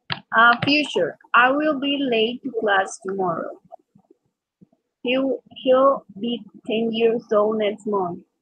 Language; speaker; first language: English; non-native, learner; Spanish